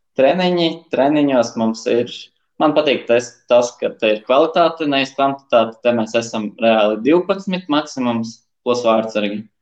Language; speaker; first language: Latvian; native; Latvian